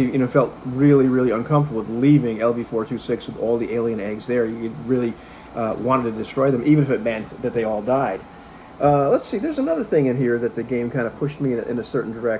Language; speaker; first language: English; native; English